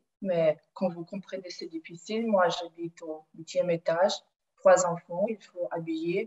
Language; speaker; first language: French; non-native, fluent; Ukrainian